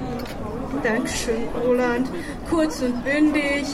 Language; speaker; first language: German; early bilingual, other home language; Turkish